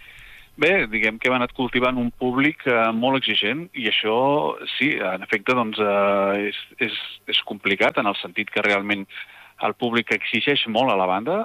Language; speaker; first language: Catalan; native; Catalan